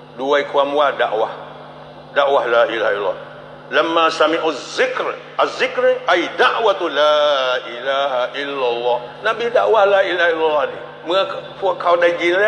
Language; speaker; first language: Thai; non-native, local second language; Malay